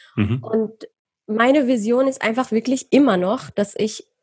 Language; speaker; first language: German; early bilingual, other home language; Persian